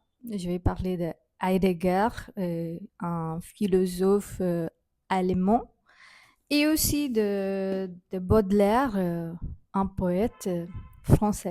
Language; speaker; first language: French; non-native, fluent; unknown